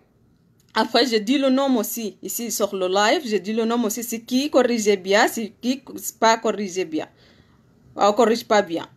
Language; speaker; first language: French; non-native, learner; Arabic